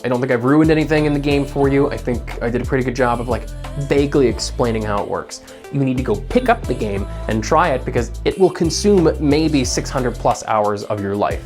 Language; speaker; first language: English; native; English